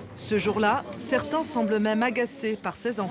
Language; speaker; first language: French; native; French